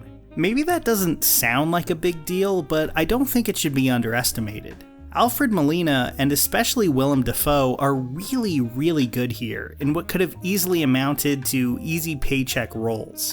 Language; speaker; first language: English; native; English